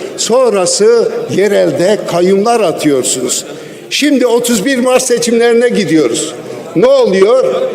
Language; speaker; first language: Turkish; non-native, local second language; Kurdish